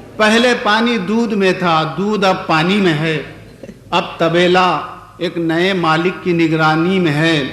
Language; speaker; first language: Urdu; native; Urdu